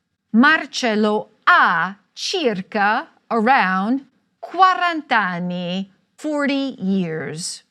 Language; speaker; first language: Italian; non-native, fluent; English